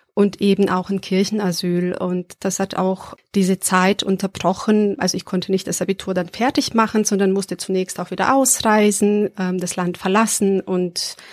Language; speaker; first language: German; early bilingual, other home language; Serbian